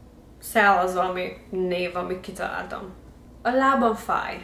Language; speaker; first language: Hungarian; early bilingual, heritage; Hungarian